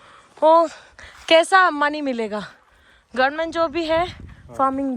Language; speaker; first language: Hindi; non-native, learner; Malayalam